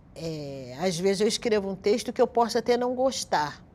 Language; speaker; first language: Portuguese; native; Portuguese